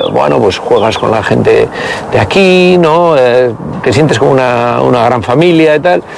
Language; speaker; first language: Spanish; native; Spanish